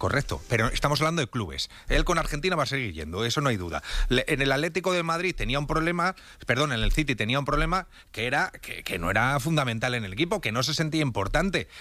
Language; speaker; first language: Spanish; native; Spanish